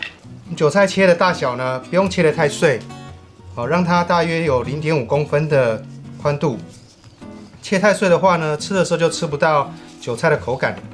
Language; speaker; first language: Chinese; native; Chinese